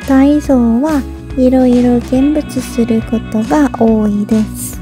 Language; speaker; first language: Japanese; non-native, learner; Korean